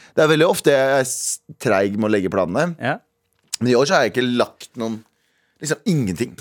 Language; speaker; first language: Norwegian; native; Norwegian